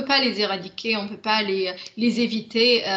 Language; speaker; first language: French; non-native, local second language; Arabic